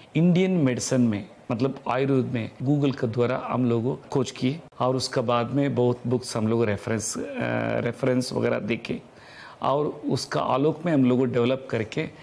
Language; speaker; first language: Hindi; non-native, local second language; Telugu